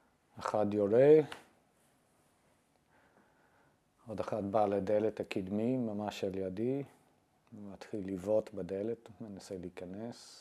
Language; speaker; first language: Hebrew; non-native, fluent; English